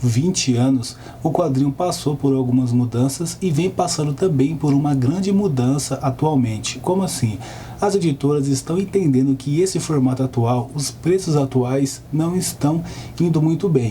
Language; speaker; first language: Portuguese; native; Portuguese